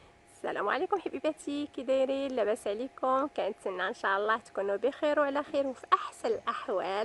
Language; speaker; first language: Arabic; native; Arabic